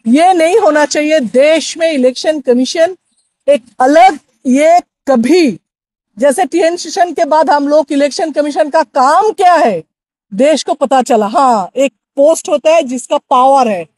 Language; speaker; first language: Hindi; non-native, local second language; Bangla